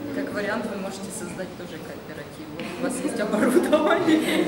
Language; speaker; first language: Russian; native; Russian